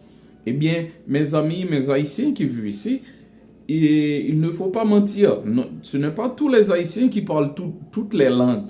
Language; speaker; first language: French; non-native, local second language; Haitian Creole